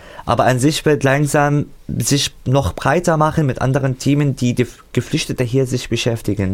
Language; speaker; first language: German; non-native, fluent; Arabic